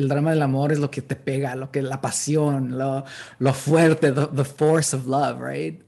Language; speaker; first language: Spanish; early bilingual, heritage; Spanish